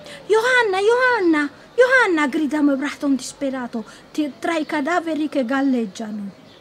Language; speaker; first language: Italian; non-native, fluent; Tigrinya